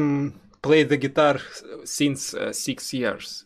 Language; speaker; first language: English; non-native, learner; Russian